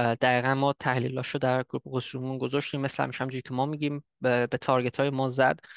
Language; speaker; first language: Persian; early bilingual, heritage; Persian